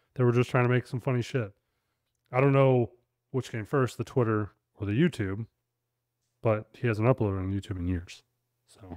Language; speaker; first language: English; native; English